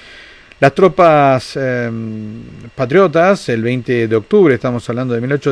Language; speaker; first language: Spanish; native; Spanish